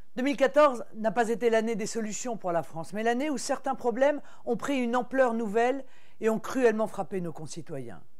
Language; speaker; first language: French; native; French